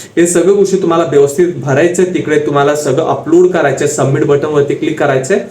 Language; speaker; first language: Marathi; non-native, local second language; Hindi